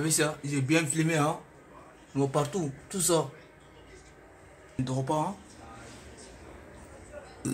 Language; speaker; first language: French; non-native, learner; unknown